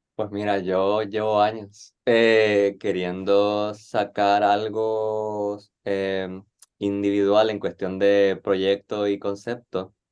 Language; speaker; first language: Spanish; native; Spanish